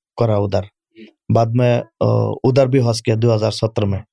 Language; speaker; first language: Urdu; non-native, learner; Bangla